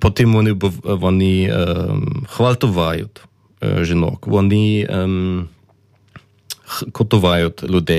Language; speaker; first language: Ukrainian; non-native, learner; German